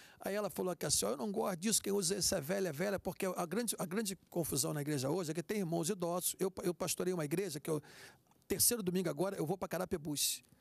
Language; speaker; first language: Portuguese; native; Portuguese